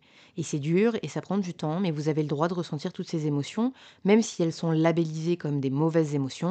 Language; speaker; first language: French; native; French